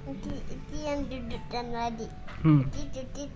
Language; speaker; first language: Indonesian; early bilingual, heritage; Indonesian